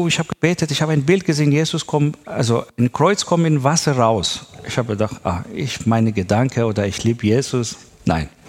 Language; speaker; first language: German; non-native, learner; Persian